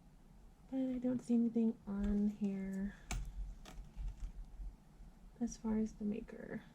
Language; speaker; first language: English; native; English